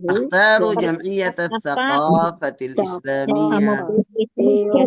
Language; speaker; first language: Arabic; non-native, fluent; Indonesian